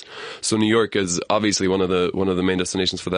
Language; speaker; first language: English; non-native, fluent; German